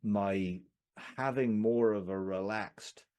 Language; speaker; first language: English; native; English